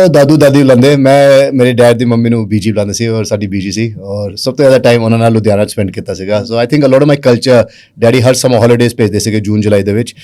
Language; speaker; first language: Punjabi; early bilingual, heritage; Punjabi